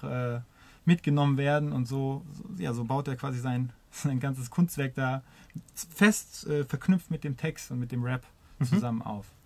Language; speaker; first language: German; native; German